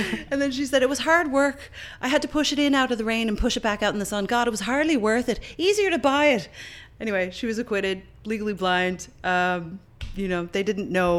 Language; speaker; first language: English; native; English